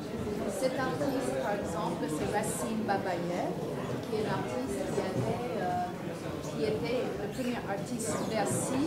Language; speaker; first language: French; non-native, fluent; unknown